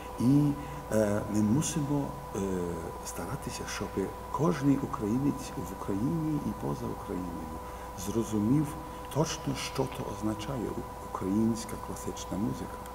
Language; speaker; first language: Ukrainian; early bilingual, heritage; English